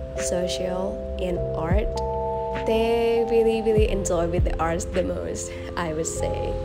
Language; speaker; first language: English; non-native, learner; Thai